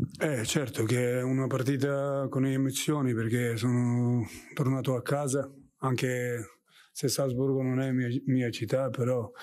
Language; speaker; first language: Italian; non-native, fluent; German